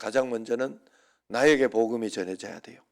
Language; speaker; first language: Korean; native; Korean